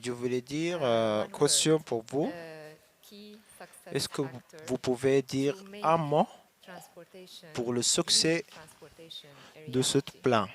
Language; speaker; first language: French; non-native, learner; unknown